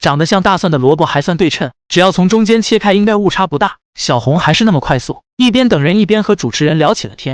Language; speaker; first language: Chinese; native; Chinese